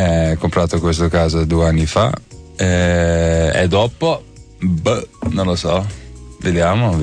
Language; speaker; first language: Italian; non-native, learner; Dutch